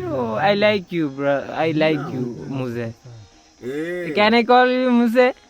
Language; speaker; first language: English; non-native, learner; Malayalam